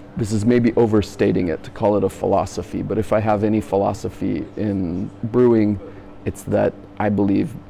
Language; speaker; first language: English; native; English